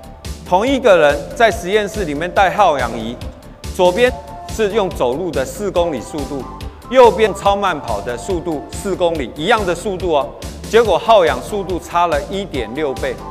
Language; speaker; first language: Chinese; native; Chinese